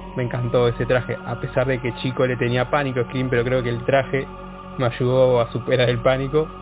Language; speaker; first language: Spanish; native; Spanish